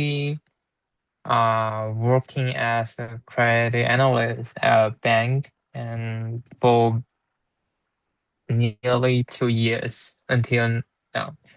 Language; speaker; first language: English; non-native, learner; Chinese